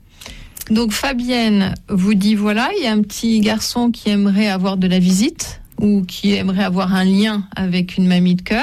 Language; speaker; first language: French; native; French